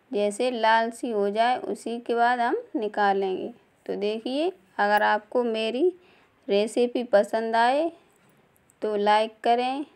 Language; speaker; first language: Hindi; native; Hindi